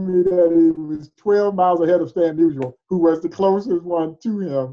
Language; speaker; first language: English; native; English